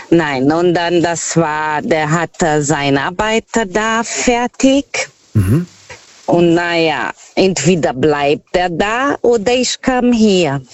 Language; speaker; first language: German; non-native, learner; Portuguese